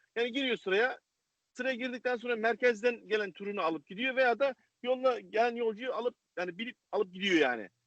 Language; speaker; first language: Turkish; native; Turkish